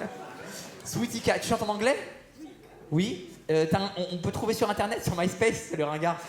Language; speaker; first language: French; native; French